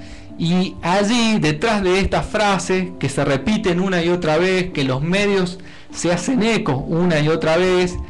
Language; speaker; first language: Spanish; native; Spanish